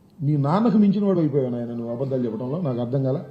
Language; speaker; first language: Telugu; native; Telugu